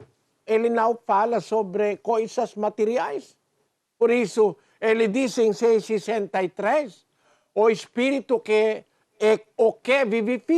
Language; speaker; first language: Portuguese; non-native, learner; Filipino